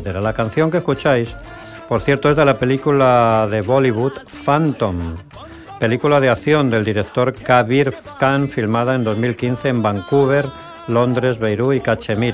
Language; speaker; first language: Spanish; native; Spanish